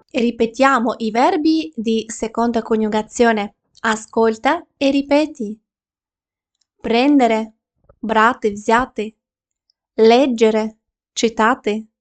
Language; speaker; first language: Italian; non-native, fluent; Ukrainian